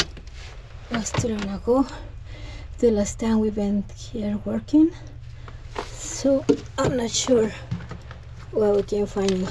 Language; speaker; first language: English; non-native, learner; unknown